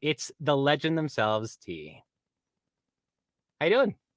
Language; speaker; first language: English; native; English